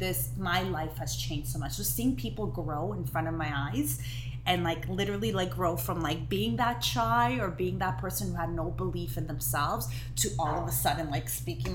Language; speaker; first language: English; non-native, fluent; Hebrew